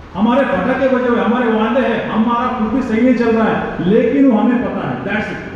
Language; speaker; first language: Hindi; non-native, local second language; Marathi